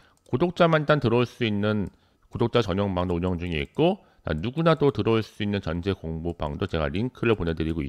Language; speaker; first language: Korean; native; Korean